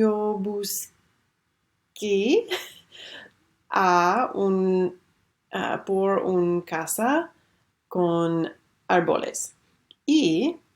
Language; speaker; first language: Spanish; non-native, learner; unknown